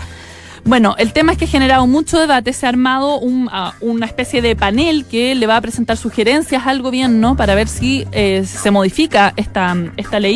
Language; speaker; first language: Spanish; native; Spanish